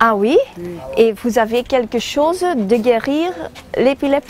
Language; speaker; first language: French; non-native, local second language; Dutch